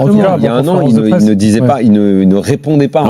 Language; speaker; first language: French; native; French